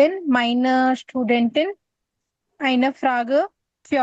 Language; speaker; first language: German; non-native, learner; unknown